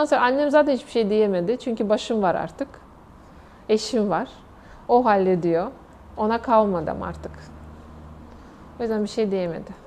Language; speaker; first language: Turkish; non-native, fluent; Russian